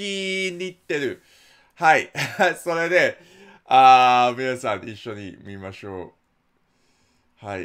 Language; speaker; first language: Japanese; non-native, learner; English